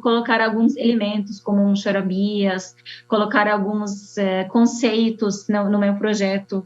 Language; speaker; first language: Portuguese; non-native, fluent; Arabic